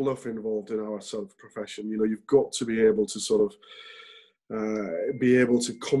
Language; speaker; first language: English; native; English